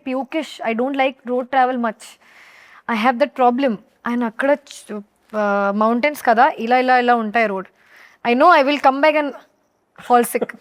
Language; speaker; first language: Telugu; non-native, learner; Hindi